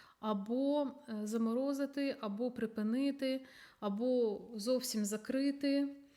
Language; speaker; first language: Ukrainian; non-native, local second language; Russian